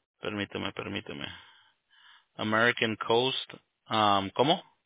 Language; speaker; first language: Spanish; early bilingual, heritage; Spanish